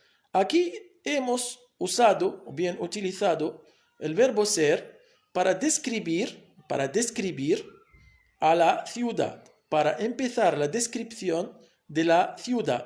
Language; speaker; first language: Spanish; non-native, fluent; Arabic